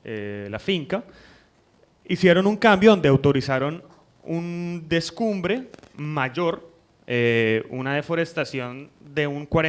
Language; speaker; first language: Spanish; native; Spanish